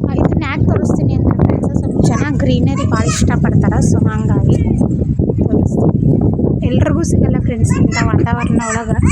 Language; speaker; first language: Kannada; native; Kannada